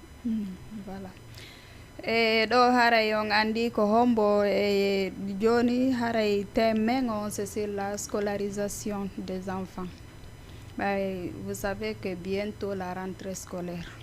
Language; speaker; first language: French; non-native, local second language; Fula